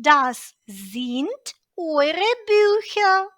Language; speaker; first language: German; non-native, fluent; Ukrainian